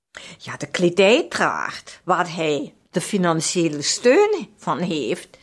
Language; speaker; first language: Dutch; non-native, fluent; German